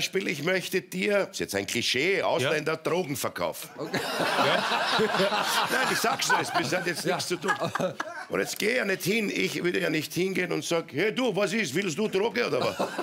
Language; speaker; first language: German; native; German